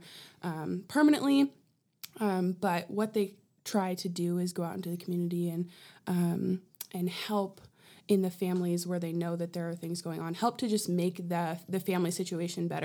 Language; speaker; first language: English; native; English